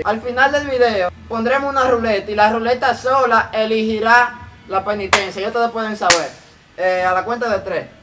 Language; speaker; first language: Spanish; native; Spanish